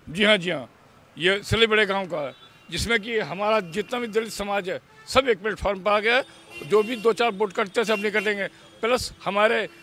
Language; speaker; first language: Hindi; native; Hindi